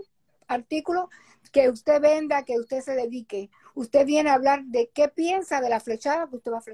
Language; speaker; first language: Spanish; native; Spanish